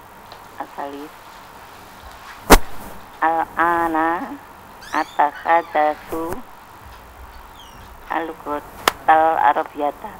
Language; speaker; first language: Arabic; non-native, learner; Indonesian